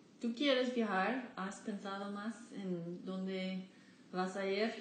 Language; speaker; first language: Spanish; non-native, learner; English